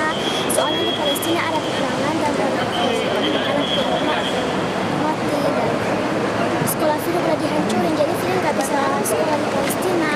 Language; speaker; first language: Indonesian; early bilingual, heritage; Indonesian